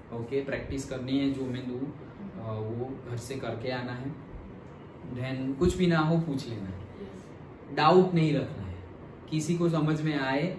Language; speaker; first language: Hindi; non-native, local second language; Gujarati